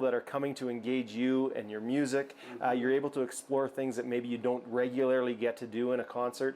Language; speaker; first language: English; native; English